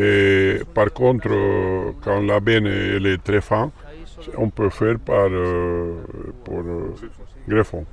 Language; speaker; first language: French; non-native, learner; Spanish